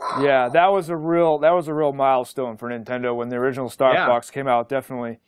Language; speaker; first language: English; native; English